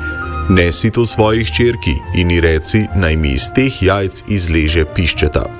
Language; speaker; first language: Slovenian; native; Slovenian